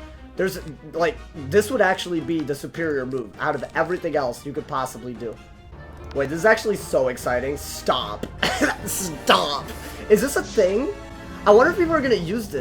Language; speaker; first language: English; native; English